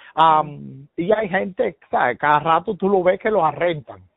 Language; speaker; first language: Spanish; early bilingual, heritage; Spanish